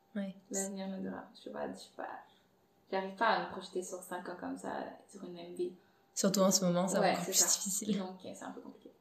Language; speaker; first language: French; non-native, fluent; Portuguese